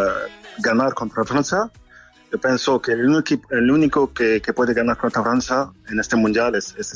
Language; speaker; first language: Spanish; non-native, fluent; French